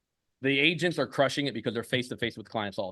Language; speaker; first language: English; native; English